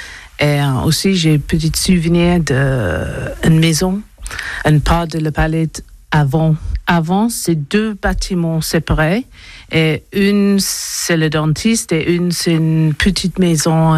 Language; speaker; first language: French; non-native, learner; English